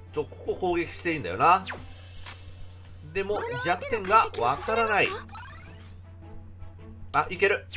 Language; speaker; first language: Japanese; native; Japanese